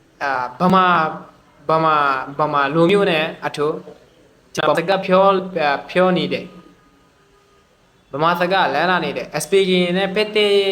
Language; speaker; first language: Burmese; non-native, learner; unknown